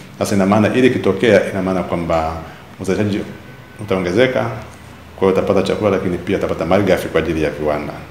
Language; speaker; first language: Swahili; native; Swahili